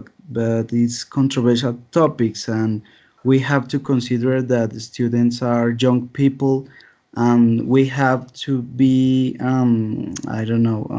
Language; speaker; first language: English; non-native, learner; Spanish